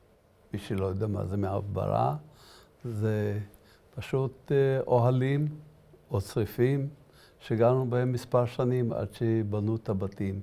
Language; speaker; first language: Hebrew; early bilingual, other home language; Arabic